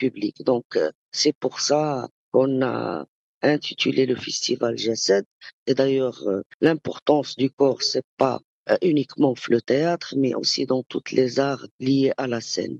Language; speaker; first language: French; non-native, local second language; Arabic